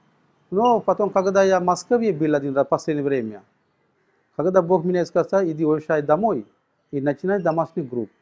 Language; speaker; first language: Russian; non-native, learner; Sinhala